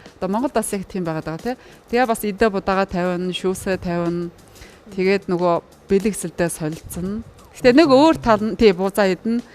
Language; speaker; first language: Mongolian; native; Mongolian